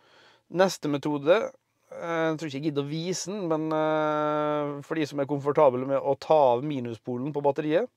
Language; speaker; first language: Norwegian; native; Norwegian